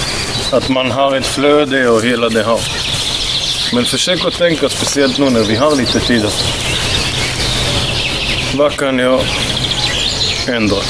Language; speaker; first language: Swedish; non-native, fluent; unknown